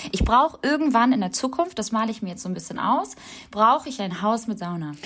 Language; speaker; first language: German; early bilingual, other home language; Albanian